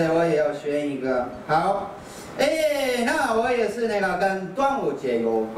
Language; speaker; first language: Chinese; non-native, learner; Japanese